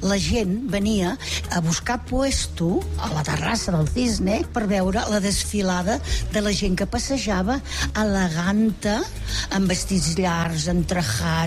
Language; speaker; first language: Catalan; native; Catalan